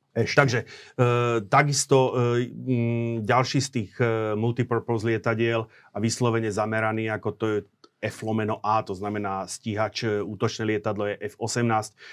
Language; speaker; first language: Slovak; native; Slovak